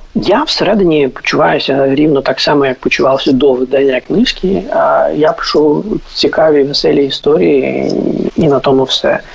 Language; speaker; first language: Ukrainian; non-native, fluent; Russian